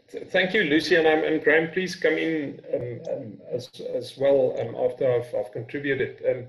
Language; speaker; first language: English; non-native, local second language; Afrikaans